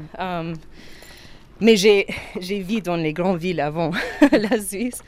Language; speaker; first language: French; non-native, learner; Ukrainian